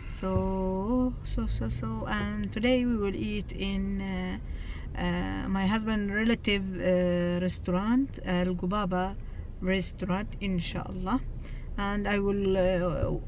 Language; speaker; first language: English; non-native, learner; Arabic